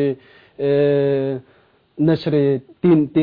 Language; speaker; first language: Arabic; non-native, learner; Chinese